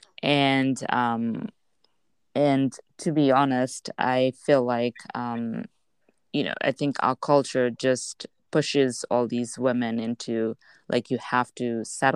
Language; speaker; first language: English; non-native, local second language; Wolof